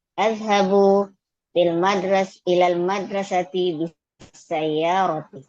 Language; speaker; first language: Arabic; non-native, learner; Indonesian